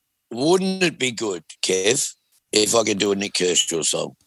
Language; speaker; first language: English; native; English